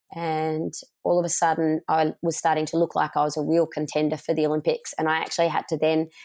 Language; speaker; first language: English; native; English